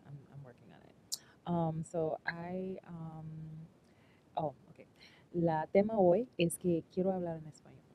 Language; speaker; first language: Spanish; non-native, learner; English